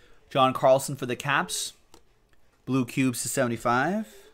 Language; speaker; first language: English; native; English